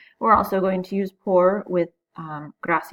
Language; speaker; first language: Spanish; non-native, fluent; English